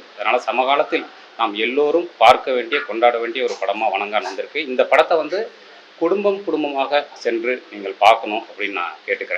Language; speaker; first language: Tamil; native; Tamil